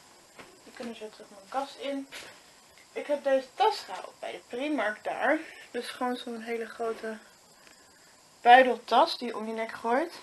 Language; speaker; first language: Dutch; native; Dutch